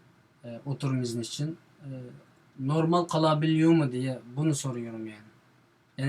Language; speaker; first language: Turkish; non-native, fluent; Uyghur